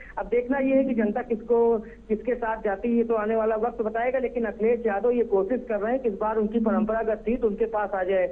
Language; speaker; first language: Hindi; native; Hindi